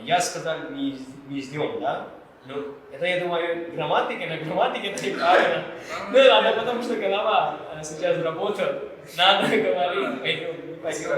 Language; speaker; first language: Russian; non-native, learner; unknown